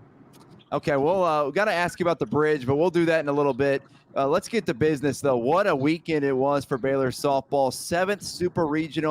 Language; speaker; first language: English; native; English